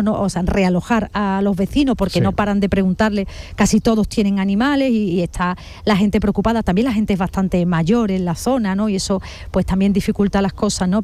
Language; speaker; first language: Spanish; native; Spanish